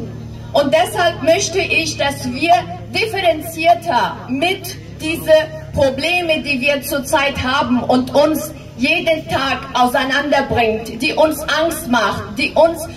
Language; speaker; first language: German; non-native, fluent; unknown